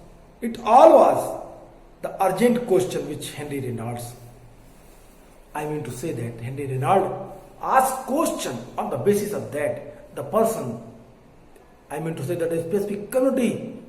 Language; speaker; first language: English; non-native, local second language; Hindi